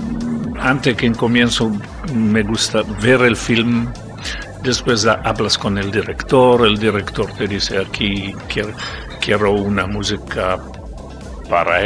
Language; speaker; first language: Spanish; non-native, learner; Italian